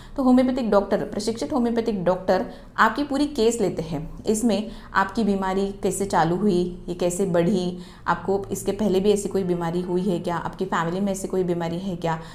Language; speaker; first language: Hindi; non-native, local second language; Marathi